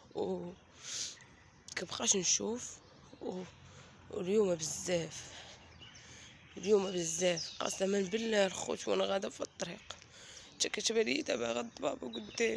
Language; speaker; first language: Arabic; native; Arabic